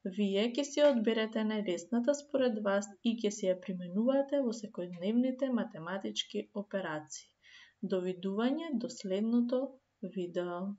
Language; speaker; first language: Macedonian; native; Macedonian